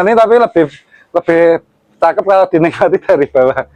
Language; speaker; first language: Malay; non-native, local second language; Javanese